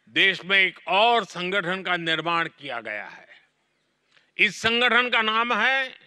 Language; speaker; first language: Hindi; non-native, local second language; Gujarati